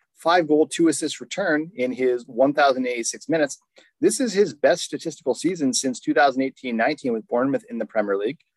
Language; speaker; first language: English; native; English